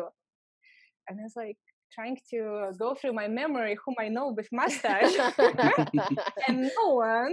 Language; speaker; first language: English; non-native, fluent; Lithuanian